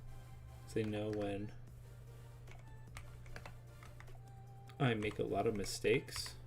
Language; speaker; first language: English; native; English